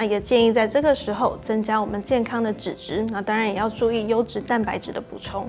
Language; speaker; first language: Chinese; native; Chinese